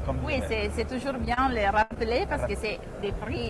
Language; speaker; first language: French; non-native, fluent; Italian